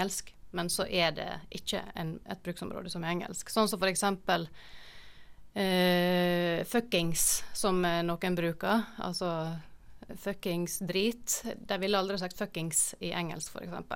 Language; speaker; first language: Norwegian; native; Norwegian